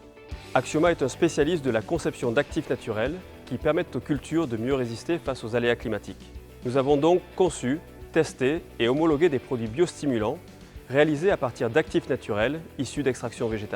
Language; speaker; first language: French; native; French